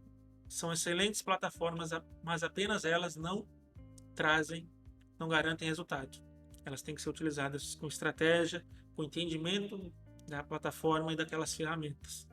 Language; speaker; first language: Portuguese; native; Portuguese